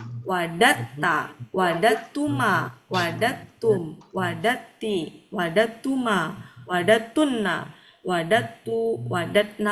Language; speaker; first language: Arabic; non-native, fluent; Indonesian